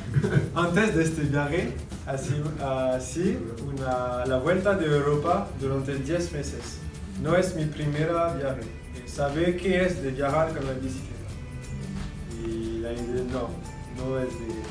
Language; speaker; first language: Spanish; non-native, learner; French